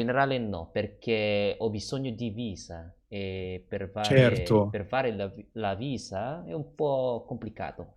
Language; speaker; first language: Italian; non-native, learner; Indonesian